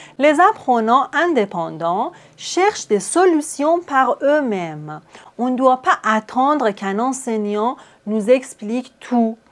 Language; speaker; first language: French; non-native, fluent; Persian